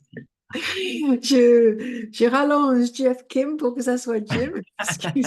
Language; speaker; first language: French; non-native, fluent; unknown